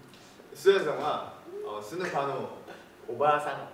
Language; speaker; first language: Japanese; non-native, learner; Korean